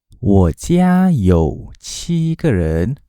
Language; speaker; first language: Chinese; non-native, learner; Malay